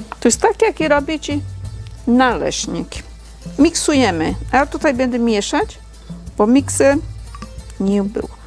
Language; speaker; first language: Polish; non-native, learner; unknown